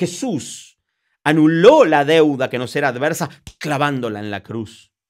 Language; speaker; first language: Spanish; native; Spanish